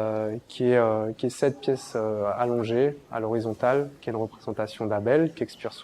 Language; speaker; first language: French; native; French